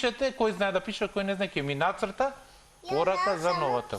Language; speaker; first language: Macedonian; native; Macedonian